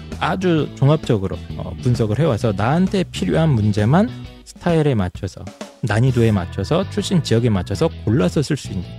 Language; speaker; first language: Korean; native; Korean